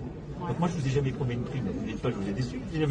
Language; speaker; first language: French; native; French